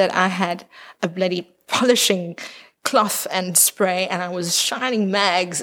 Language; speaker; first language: English; native; English